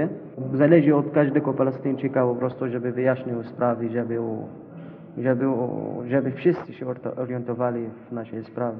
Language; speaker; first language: Polish; non-native, learner; Arabic